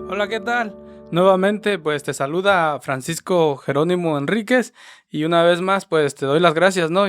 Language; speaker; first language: Spanish; native; Spanish